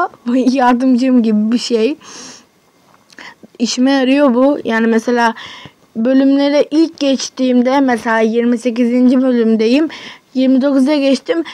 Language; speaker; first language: Turkish; native; Turkish